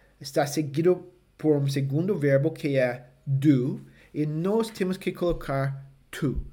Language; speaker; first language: Portuguese; non-native, fluent; English